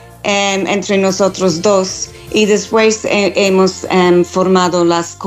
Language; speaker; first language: Spanish; non-native, fluent; English